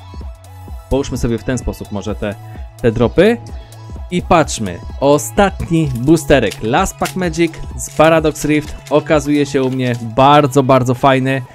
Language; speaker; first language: Polish; native; Polish